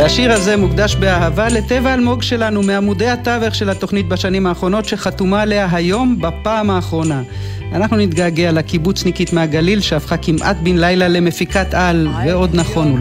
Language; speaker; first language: Hebrew; native; Hebrew